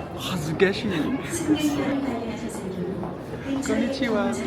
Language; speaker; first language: Japanese; non-native, learner; French